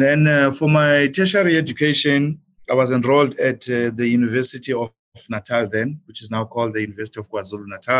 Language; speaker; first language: English; non-native, local second language; Zulu